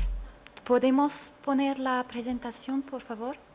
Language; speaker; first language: Spanish; non-native, learner; French